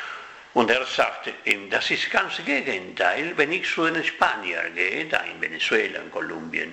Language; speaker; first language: German; non-native, fluent; Spanish